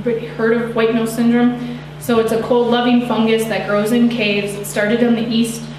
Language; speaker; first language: English; native; English